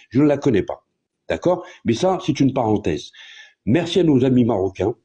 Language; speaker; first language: French; non-native, local second language; Kabyle